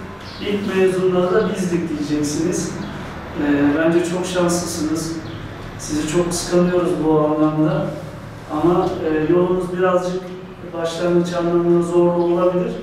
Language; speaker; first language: Turkish; native; Turkish